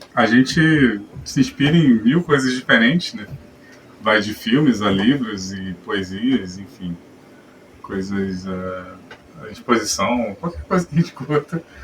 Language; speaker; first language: Portuguese; native; Portuguese